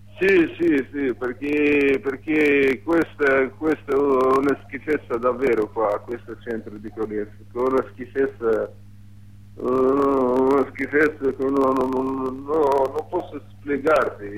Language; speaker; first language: Italian; non-native, learner; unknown